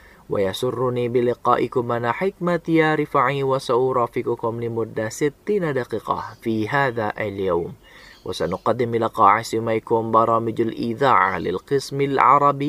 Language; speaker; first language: Arabic; non-native, fluent; Indonesian